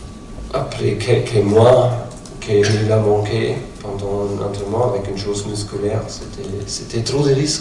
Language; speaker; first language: French; non-native, fluent; German